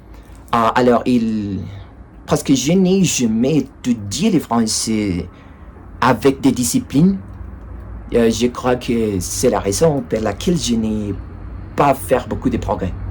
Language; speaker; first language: French; non-native, learner; Spanish